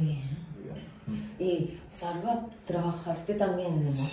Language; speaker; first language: Spanish; non-native, fluent; Japanese